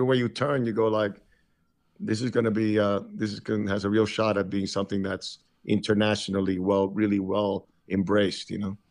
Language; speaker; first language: English; early bilingual, other home language; Spanish